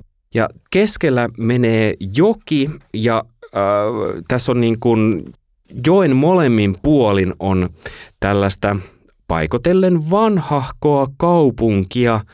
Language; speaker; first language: Finnish; native; Finnish